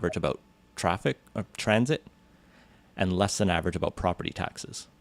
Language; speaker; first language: English; native; English